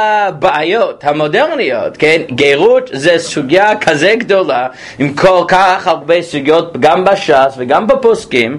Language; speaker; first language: Hebrew; non-native, fluent; English